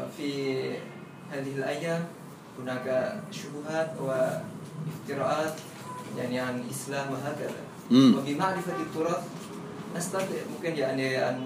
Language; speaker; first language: Arabic; non-native, fluent; Indonesian